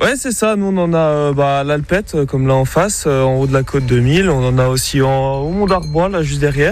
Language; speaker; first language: French; native; French